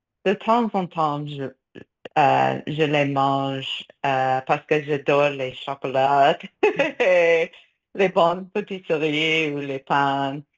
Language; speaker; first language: French; non-native, fluent; English